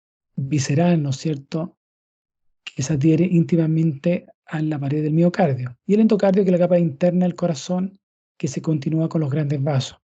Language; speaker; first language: Spanish; native; Spanish